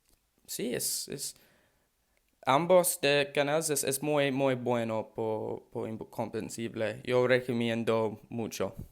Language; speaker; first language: Spanish; non-native, learner; English